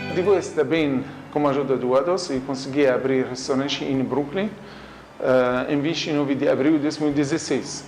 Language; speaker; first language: Portuguese; non-native, learner; Arabic